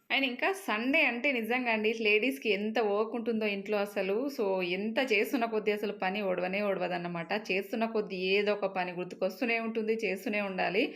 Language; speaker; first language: Telugu; non-native, local second language; Lambadi